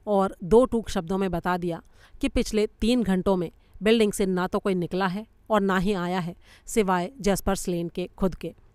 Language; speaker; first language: Hindi; native; Hindi